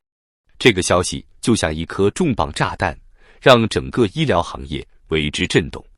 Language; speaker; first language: Chinese; native; Chinese